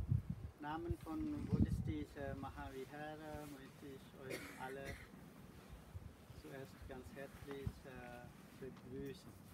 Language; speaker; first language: German; non-native, learner; Sinhala